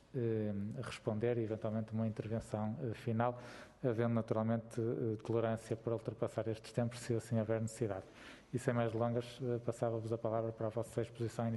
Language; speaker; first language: Portuguese; native; Portuguese